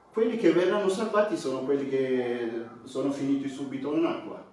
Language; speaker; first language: Italian; non-native, fluent; Tigrinya